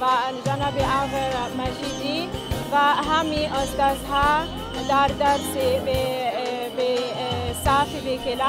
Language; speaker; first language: Persian; non-native, learner; Arabic